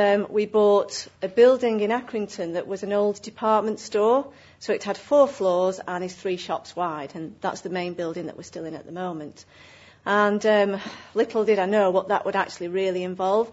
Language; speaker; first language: English; native; English